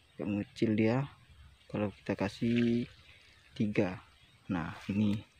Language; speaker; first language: Indonesian; non-native, local second language; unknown